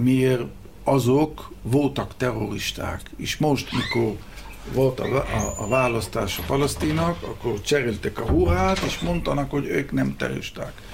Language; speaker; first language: Hungarian; early bilingual, heritage; Hebrew